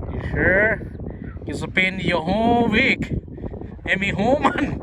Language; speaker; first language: English; non-native, learner; Lao